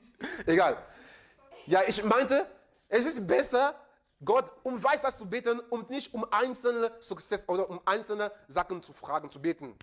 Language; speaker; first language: German; non-native, fluent; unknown